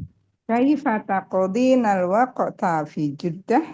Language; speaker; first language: Arabic; non-native, learner; Indonesian